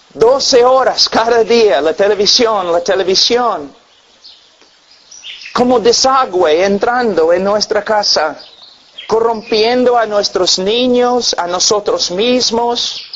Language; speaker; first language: Spanish; non-native, fluent; English